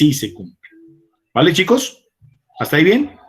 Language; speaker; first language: Spanish; native; Spanish